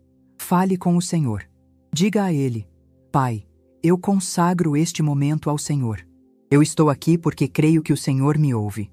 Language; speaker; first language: Portuguese; native; Portuguese